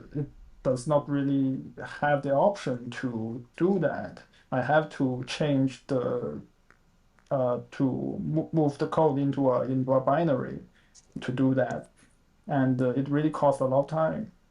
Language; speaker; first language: English; non-native, fluent; Chinese